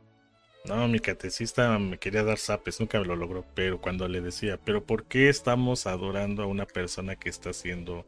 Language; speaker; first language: Spanish; native; Spanish